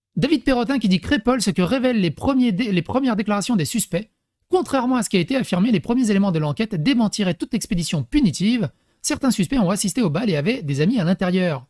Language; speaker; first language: French; early bilingual, other home language; Serbian